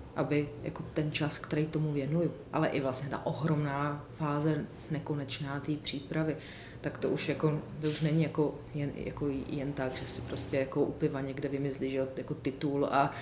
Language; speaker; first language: Czech; native; Czech